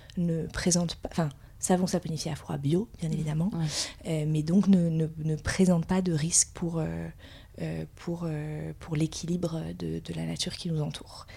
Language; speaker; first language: French; native; French